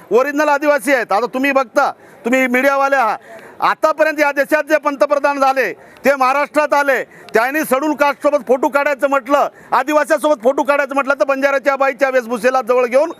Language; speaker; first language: Marathi; non-native, local second language; Lambadi